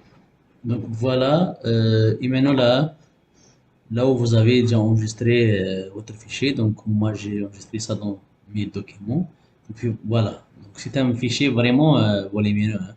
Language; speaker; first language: French; non-native, local second language; Arabic